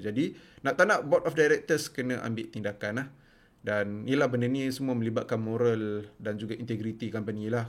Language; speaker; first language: Malay; native; Malay